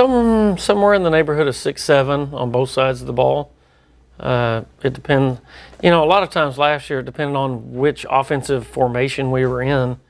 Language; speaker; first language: English; native; English